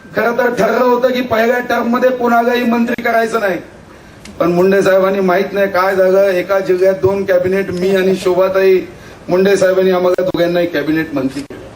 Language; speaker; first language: Marathi; native; Marathi